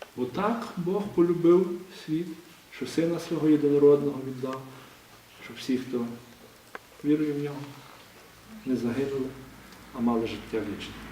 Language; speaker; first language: Ukrainian; native; Ukrainian